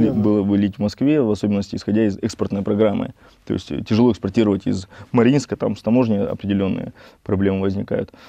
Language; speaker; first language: Russian; native; Russian